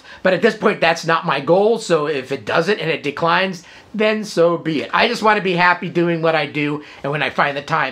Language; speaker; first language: English; native; English